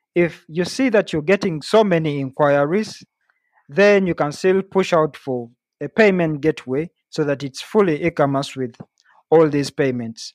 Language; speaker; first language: English; non-native, local second language; Ganda